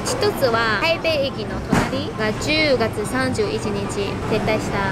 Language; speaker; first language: Japanese; non-native, fluent; Chinese